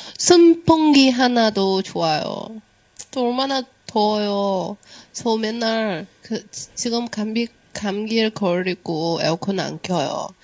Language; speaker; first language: Korean; non-native, learner; Chinese